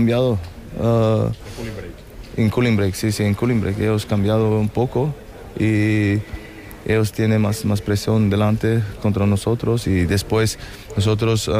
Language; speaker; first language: Spanish; non-native, fluent; German